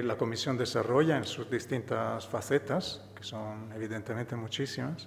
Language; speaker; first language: Spanish; non-native, fluent; Italian